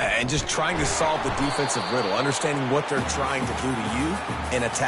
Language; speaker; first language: English; native; English